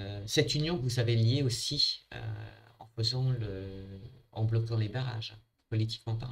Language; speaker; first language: French; native; French